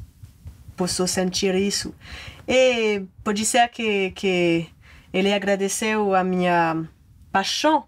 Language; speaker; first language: Portuguese; non-native, fluent; French